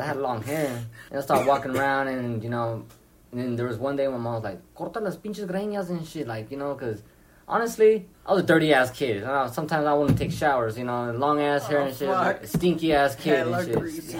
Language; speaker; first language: English; early bilingual, other home language; Spanish